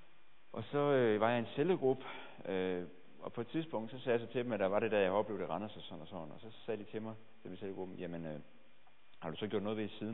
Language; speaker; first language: Danish; native; Danish